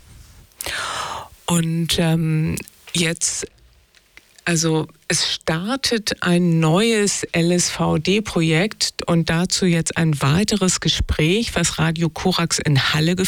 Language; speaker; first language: German; native; German